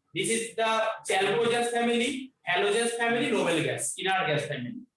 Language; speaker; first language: English; non-native, local second language; Bangla